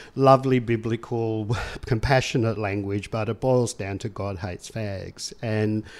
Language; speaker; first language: English; native; English